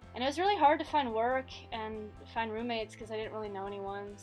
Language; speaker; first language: English; native; English